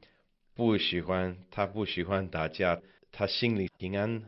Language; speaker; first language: Chinese; non-native, learner; English